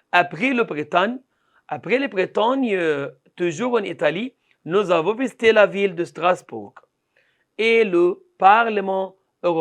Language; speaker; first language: French; non-native, fluent; Arabic